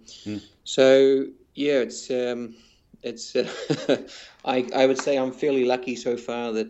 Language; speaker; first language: English; native; English